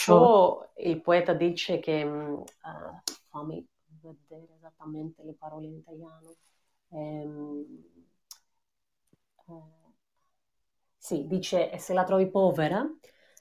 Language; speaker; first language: Italian; non-native, fluent; Greek